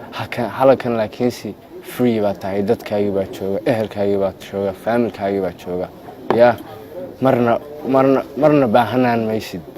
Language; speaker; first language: Somali; early bilingual, heritage; Somali